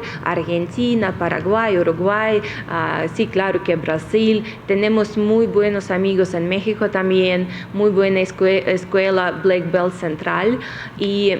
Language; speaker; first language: Spanish; non-native, fluent; Russian